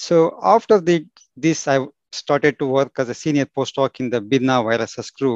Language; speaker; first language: English; non-native, local second language; Kannada